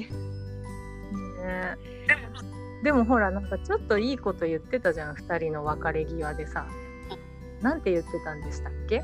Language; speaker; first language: Japanese; native; Japanese